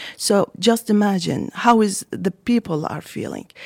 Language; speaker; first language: English; non-native, fluent; Arabic